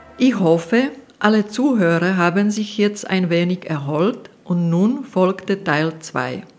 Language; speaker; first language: German; non-native, fluent; Czech